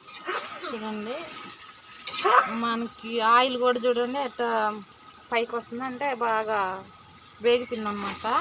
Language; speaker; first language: Telugu; native; Telugu